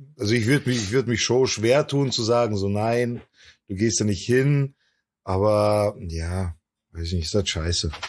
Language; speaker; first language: German; early bilingual, other home language; Polish